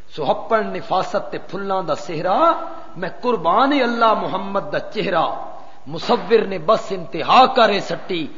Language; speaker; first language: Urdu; non-native, local second language; Punjabi